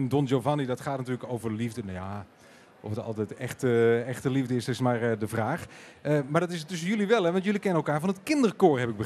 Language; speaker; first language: Dutch; native; Dutch